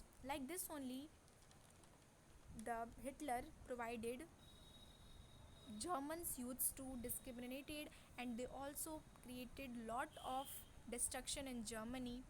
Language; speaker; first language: English; non-native, local second language; Hindi